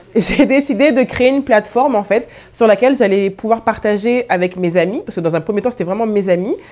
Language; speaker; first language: French; native; French